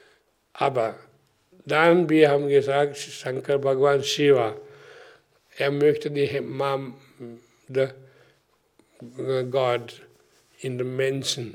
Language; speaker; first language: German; non-native, learner; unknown